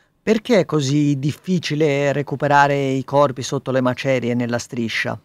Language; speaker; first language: Italian; native; Italian